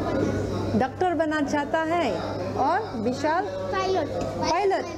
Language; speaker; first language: Hindi; non-native, local second language; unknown